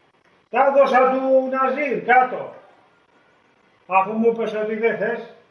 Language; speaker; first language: Greek; native; Greek